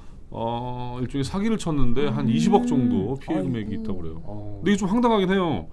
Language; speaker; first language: Korean; native; Korean